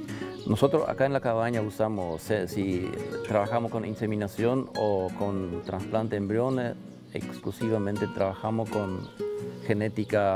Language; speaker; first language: Spanish; non-native, local second language; German